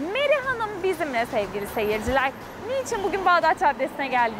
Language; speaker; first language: Turkish; native; Turkish